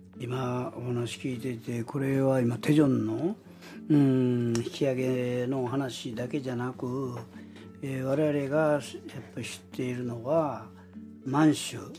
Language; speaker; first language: Japanese; native; Japanese